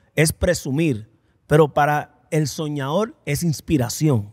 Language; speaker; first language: Spanish; early bilingual, heritage; Spanish